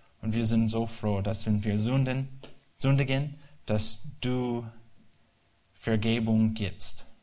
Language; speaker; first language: German; non-native, learner; English